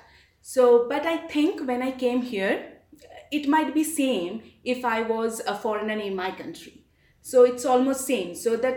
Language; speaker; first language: English; non-native, local second language; Bangla